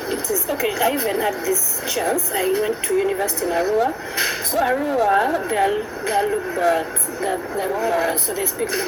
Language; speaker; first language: English; non-native, local second language; Ganda